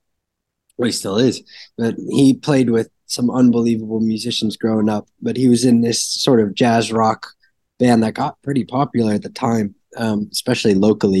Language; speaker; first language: English; native; English